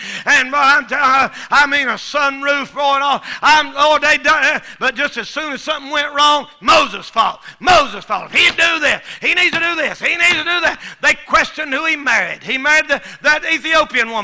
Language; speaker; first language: English; native; English